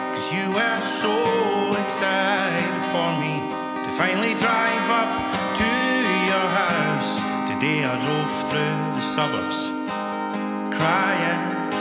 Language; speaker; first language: English; native; English